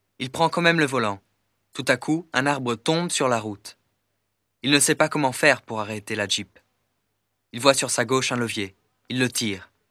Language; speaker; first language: French; native; French